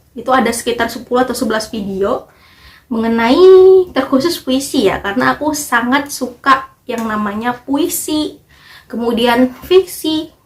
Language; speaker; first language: Indonesian; native; Indonesian